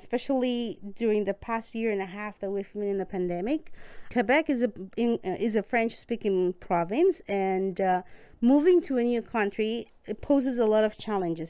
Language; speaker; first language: English; non-native, fluent; Spanish